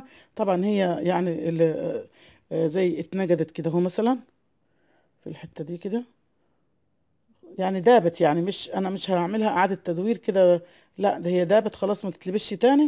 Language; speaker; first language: Arabic; native; Arabic